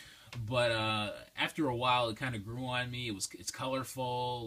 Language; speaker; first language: English; native; English